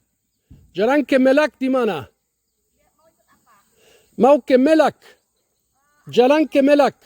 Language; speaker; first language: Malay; non-native, learner; German